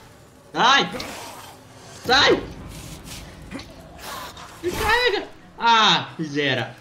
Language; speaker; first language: Portuguese; native; Portuguese